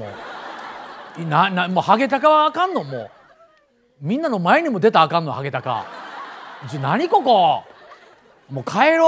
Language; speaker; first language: Japanese; native; Japanese